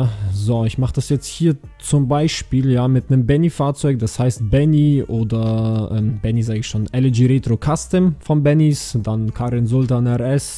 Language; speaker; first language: German; native; German